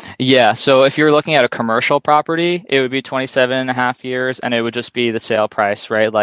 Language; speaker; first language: English; native; English